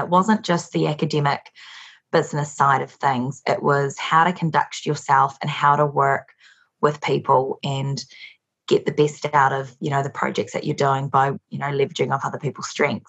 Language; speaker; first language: English; native; English